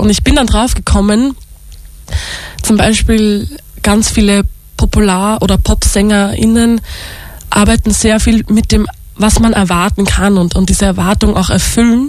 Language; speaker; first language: German; native; German